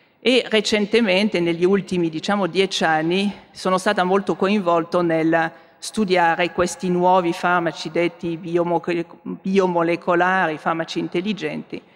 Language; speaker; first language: Italian; non-native, fluent; French